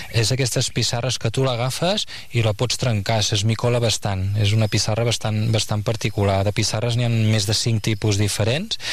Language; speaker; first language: Catalan; native; Catalan